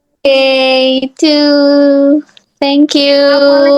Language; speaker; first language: English; non-native, learner; Indonesian